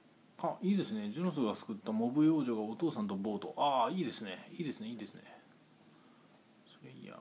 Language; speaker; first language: Japanese; native; Japanese